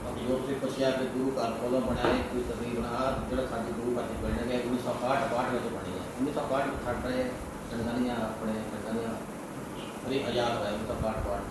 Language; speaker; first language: Punjabi; native; Punjabi